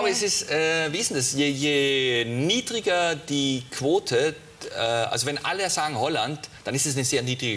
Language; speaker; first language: German; native; German